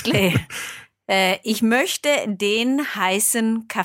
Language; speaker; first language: German; non-native, fluent; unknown